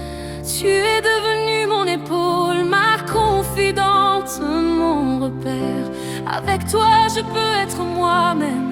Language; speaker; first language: French; native; French